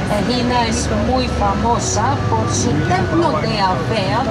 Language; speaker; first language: Spanish; non-native, learner; Greek